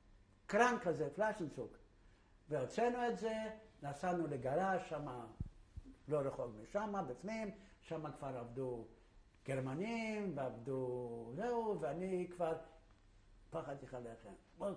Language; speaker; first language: Hebrew; non-native, fluent; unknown